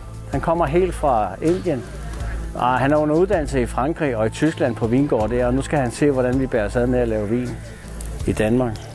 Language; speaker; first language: Danish; native; Danish